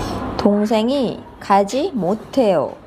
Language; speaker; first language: Korean; non-native, fluent; Indonesian